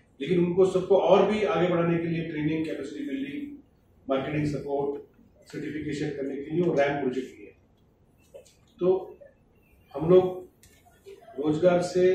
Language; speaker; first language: Hindi; non-native, local second language; Bangla